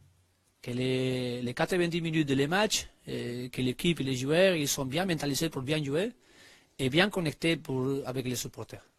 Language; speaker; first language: French; non-native, learner; Spanish